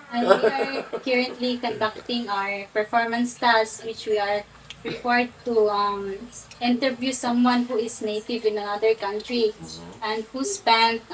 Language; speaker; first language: English; non-native, local second language; Cebuano